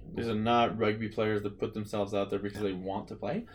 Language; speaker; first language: English; early bilingual, other home language; French